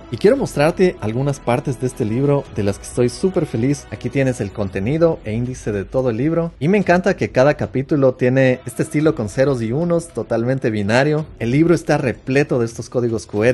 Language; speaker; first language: Spanish; native; Spanish